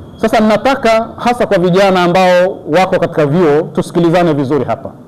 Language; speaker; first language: Swahili; native; Swahili